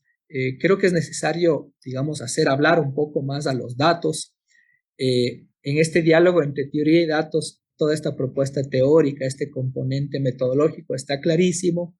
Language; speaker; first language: Spanish; native; Spanish